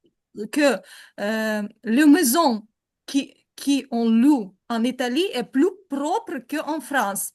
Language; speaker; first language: French; non-native, learner; Ukrainian